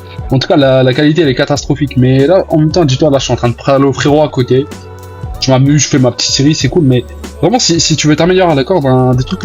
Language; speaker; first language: French; native; French